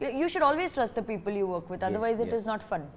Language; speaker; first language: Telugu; non-native, learner; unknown